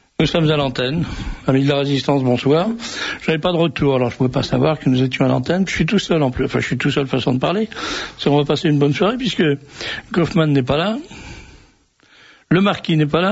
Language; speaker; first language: French; native; French